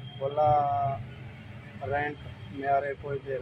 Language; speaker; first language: Filipino; non-native, learner; Punjabi